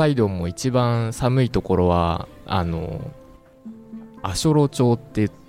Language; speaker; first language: Japanese; native; Japanese